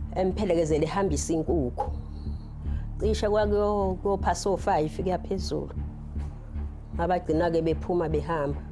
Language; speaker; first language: Zulu; native; Zulu